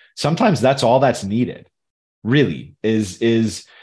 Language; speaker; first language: English; native; English